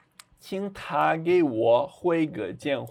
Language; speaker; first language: Chinese; non-native, fluent; Portuguese